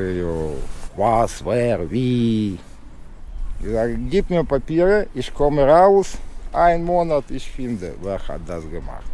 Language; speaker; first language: German; non-native, learner; Russian